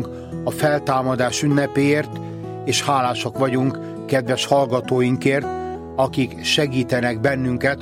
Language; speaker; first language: Hungarian; native; Hungarian